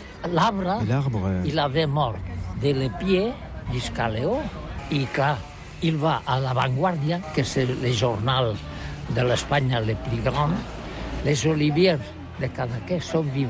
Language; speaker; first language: French; non-native, learner; Catalan